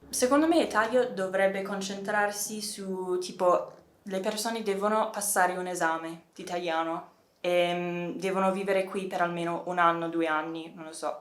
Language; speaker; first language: Italian; non-native, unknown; English